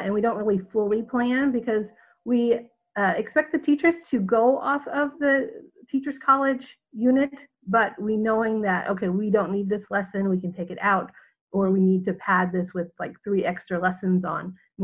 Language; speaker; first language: English; native; English